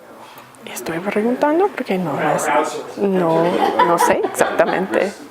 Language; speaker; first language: Spanish; non-native, fluent; English